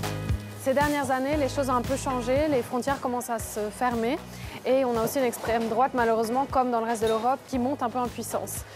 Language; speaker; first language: French; native; French